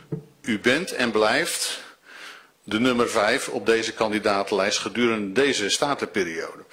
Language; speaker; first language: Dutch; native; Dutch